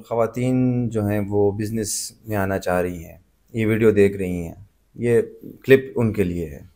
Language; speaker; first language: Urdu; non-native, local second language; Pashto